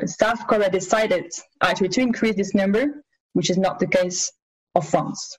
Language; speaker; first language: English; non-native, fluent; French